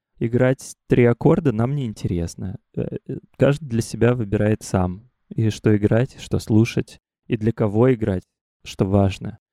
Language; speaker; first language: Russian; native; Russian